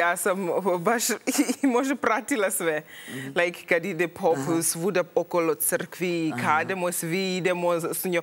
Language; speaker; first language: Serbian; non-native, learner; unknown